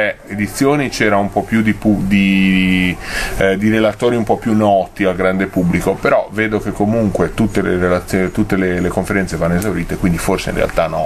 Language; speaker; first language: Italian; native; Italian